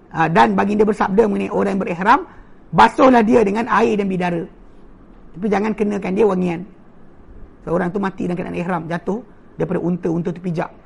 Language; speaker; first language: Malay; native; Malay